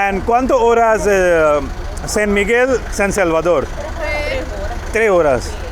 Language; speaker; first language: Spanish; non-native, learner; Hindi